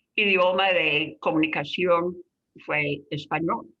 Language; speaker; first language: Spanish; non-native, fluent; English